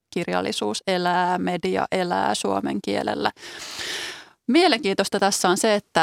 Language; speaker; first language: Finnish; native; Finnish